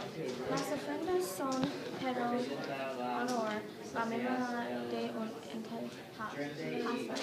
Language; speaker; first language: Spanish; non-native, learner; English